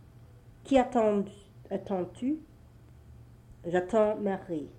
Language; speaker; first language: French; non-native, learner; English